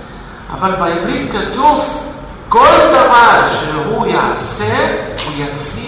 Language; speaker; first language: Hebrew; non-native, fluent; Russian